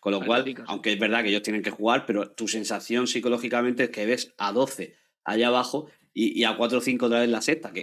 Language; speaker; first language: Spanish; native; Spanish